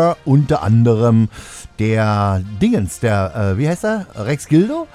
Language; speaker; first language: German; native; German